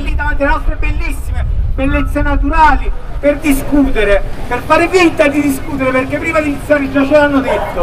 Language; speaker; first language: Italian; native; Italian